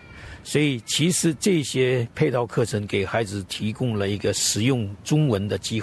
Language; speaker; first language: Chinese; native; Chinese